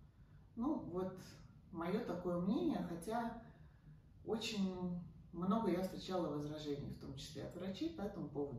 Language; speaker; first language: Russian; native; Russian